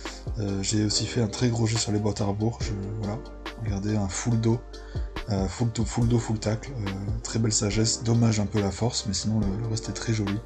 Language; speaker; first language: French; native; French